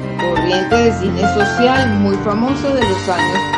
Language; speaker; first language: Spanish; native; Spanish